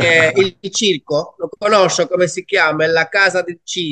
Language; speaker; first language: Italian; non-native, learner; Spanish